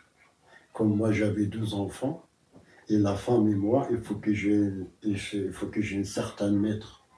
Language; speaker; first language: French; non-native, fluent; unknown